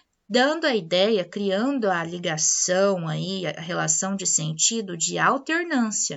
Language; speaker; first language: Portuguese; native; Portuguese